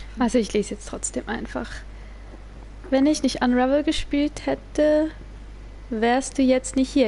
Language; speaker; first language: German; native; German